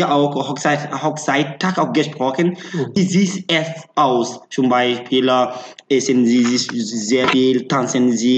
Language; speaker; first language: German; non-native, learner; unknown